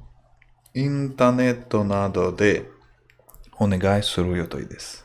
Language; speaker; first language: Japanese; non-native, learner; English